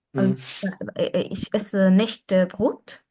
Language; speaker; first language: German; non-native, fluent; Arabic